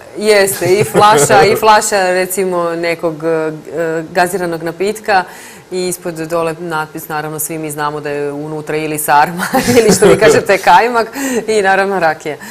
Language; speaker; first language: Serbian; native; Serbian